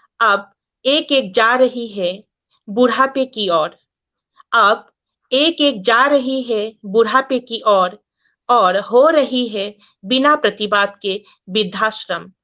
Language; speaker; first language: Hindi; non-native, local second language; Assamese